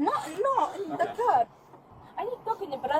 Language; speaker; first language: English; non-native, learner; Arabic